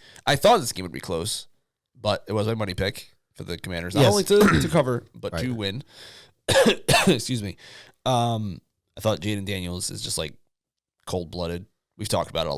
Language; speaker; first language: English; native; English